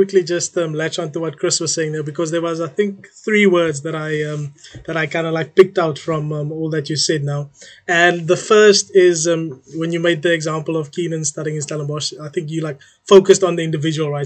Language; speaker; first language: English; non-native, local second language; Afrikaans